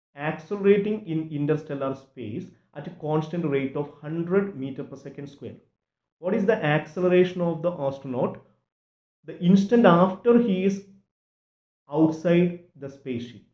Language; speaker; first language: English; non-native, local second language; Malayalam